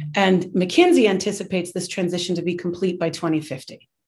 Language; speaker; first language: English; native; English